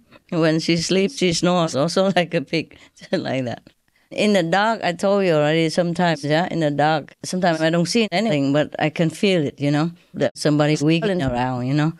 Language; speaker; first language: English; non-native, fluent; Vietnamese